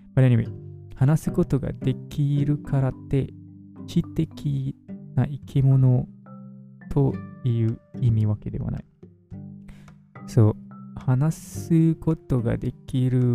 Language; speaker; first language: Japanese; non-native, learner; English